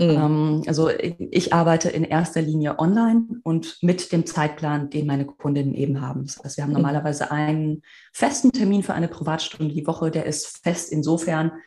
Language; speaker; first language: German; native; German